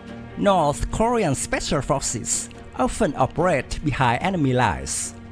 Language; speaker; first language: English; non-native, fluent; Vietnamese